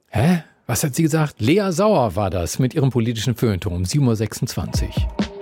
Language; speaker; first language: German; native; German